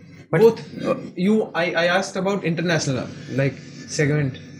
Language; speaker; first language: English; non-native, local second language; Bangla